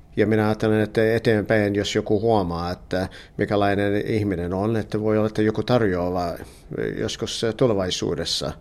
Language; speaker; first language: Finnish; early bilingual, heritage; English